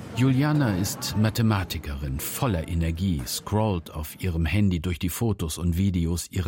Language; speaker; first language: German; native; German